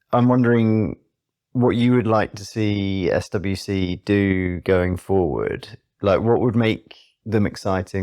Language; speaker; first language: English; native; English